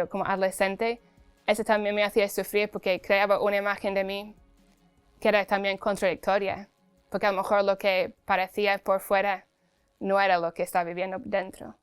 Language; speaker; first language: Spanish; non-native, fluent; English